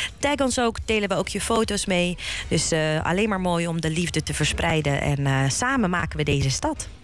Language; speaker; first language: Dutch; early bilingual, other home language; Bosnian